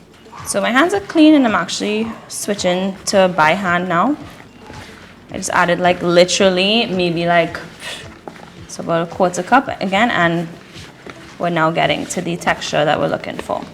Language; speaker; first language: English; native; English